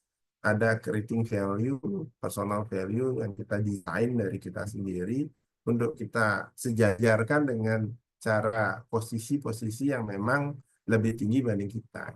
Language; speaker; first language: Indonesian; native; Indonesian